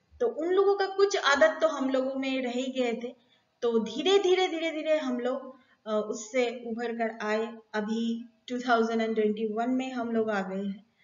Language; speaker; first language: Hindi; non-native, local second language; Bangla